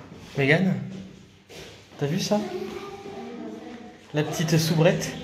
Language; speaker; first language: French; native; French